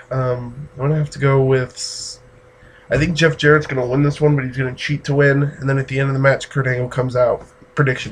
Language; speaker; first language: English; native; English